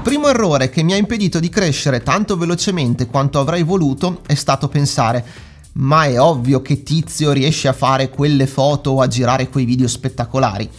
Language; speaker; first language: Italian; native; Italian